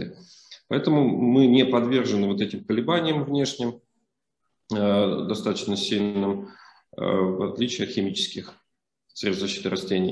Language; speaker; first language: Russian; native; Russian